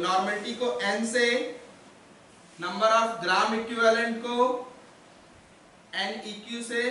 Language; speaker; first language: Hindi; native; Hindi